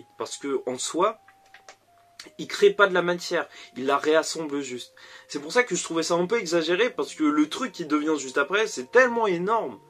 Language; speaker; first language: French; native; French